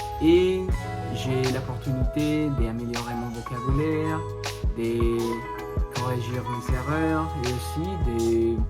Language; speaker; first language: French; non-native, learner; Spanish